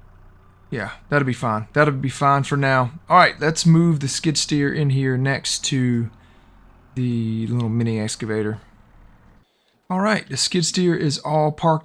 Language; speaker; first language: English; native; English